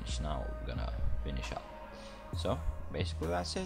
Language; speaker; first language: English; non-native, fluent; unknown